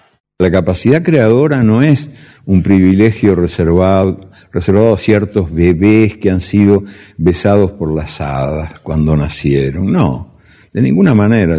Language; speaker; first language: Spanish; native; Spanish